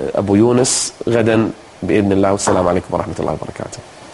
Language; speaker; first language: Arabic; native; Arabic